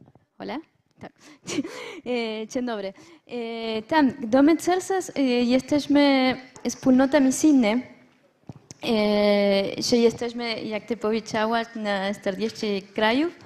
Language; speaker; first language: Polish; non-native, learner; French